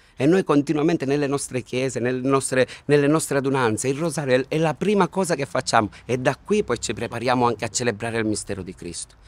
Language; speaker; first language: Italian; native; Italian